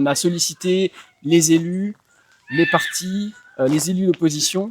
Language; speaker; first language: French; native; French